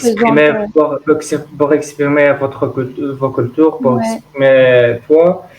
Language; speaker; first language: French; non-native, learner; Arabic